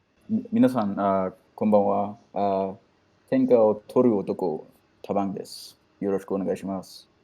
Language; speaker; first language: Japanese; non-native, learner; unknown